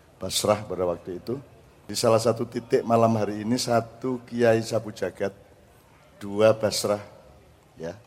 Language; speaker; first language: Indonesian; non-native, local second language; Madurese